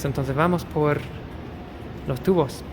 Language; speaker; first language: Spanish; non-native, fluent; English